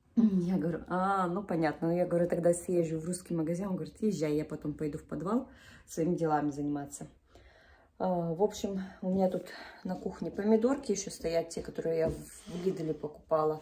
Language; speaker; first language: Russian; native; Russian